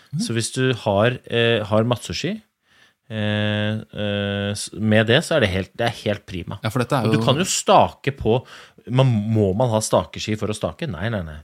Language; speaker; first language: Norwegian; native; Norwegian